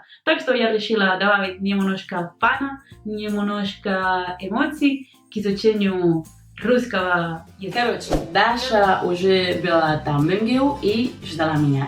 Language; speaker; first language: Russian; non-native, fluent; Spanish